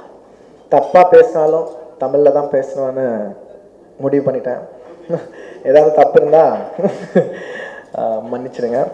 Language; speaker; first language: Tamil; non-native, local second language; Telugu